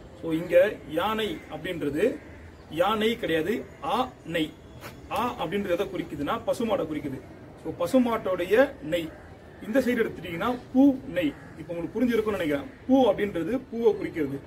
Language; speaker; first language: Tamil; native; Tamil